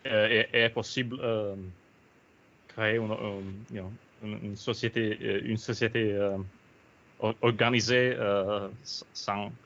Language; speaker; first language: French; non-native, learner; Italian